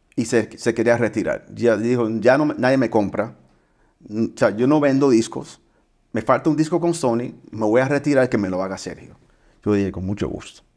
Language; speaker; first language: Spanish; early bilingual, heritage; Spanish